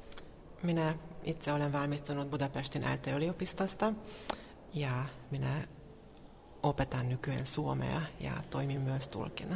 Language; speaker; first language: Finnish; non-native, fluent; Hungarian